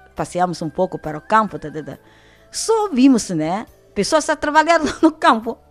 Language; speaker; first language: Portuguese; non-native, fluent; Chinese